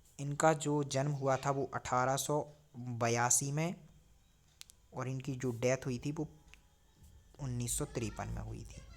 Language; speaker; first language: Hindi; native; Hindi